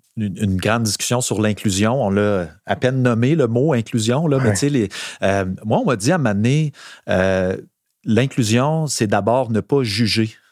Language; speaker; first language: French; native; French